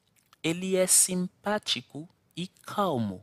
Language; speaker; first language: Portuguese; non-native, fluent; Haitian Creole